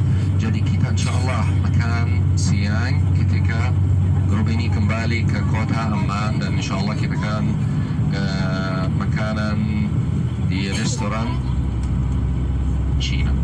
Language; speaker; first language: Indonesian; non-native, learner; Arabic